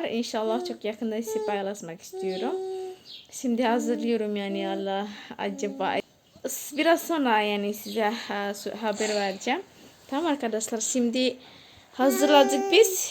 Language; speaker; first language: Turkish; non-native, fluent; Indonesian